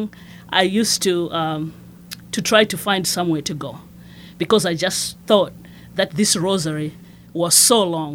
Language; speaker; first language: English; non-native, local second language; Shona